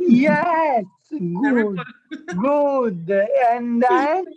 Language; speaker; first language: English; non-native, learner; Italian